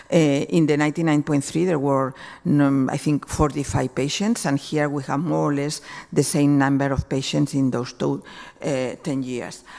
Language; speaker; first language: English; non-native, fluent; Spanish